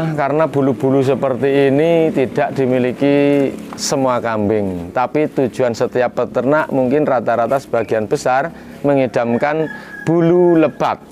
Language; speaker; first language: Indonesian; non-native, local second language; Javanese